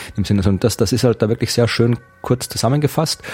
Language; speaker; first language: German; native; German